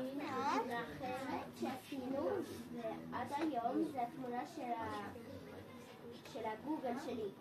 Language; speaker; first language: Hebrew; non-native, learner; Portuguese